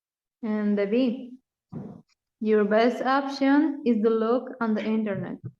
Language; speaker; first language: English; non-native, learner; Spanish